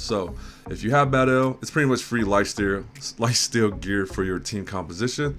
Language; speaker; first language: English; native; English